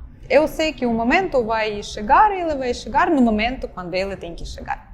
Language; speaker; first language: Portuguese; non-native, fluent; Ukrainian